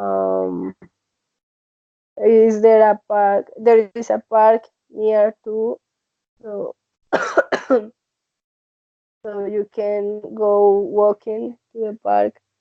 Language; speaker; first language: English; non-native, learner; Spanish